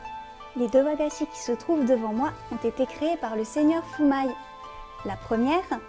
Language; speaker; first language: French; native; French